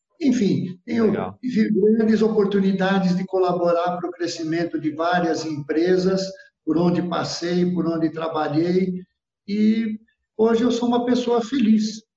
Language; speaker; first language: Portuguese; early bilingual, other home language; Italian